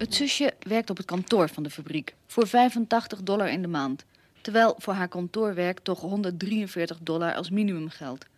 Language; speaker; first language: Dutch; native; Dutch